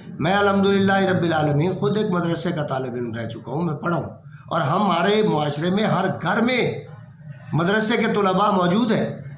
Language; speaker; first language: Urdu; non-native, local second language; Punjabi